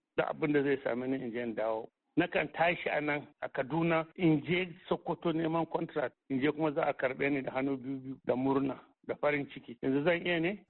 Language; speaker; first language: Hausa; non-native, local second language; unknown